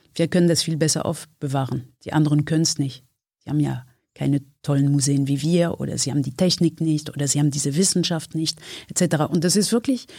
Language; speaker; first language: German; non-native, fluent; French